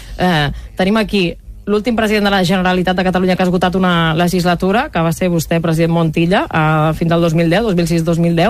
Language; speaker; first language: Catalan; native; Catalan